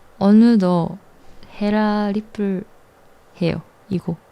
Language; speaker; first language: Korean; non-native, learner; Japanese